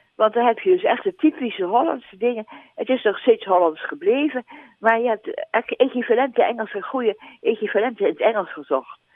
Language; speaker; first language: Dutch; native; Dutch